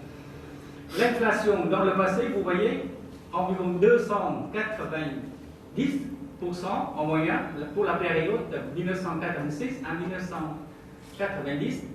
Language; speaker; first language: French; non-native, fluent; Vietnamese